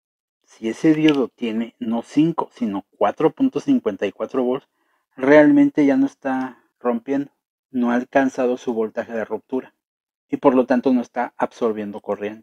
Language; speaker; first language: Spanish; native; Spanish